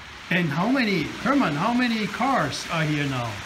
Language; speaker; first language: English; non-native, fluent; German